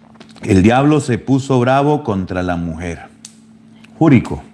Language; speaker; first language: Spanish; native; Spanish